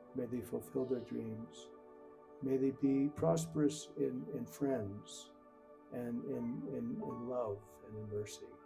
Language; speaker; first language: English; native; English